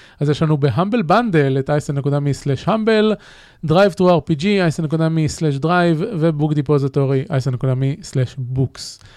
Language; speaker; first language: Hebrew; native; Hebrew